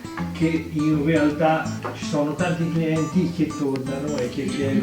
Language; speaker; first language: Italian; native; Italian